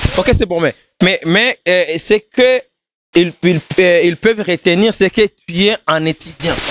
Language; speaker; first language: French; non-native, local second language; Rundi